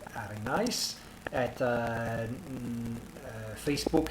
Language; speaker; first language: Basque; non-native, learner; English